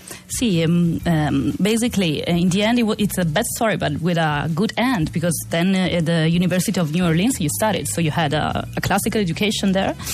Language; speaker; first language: English; non-native, fluent; Italian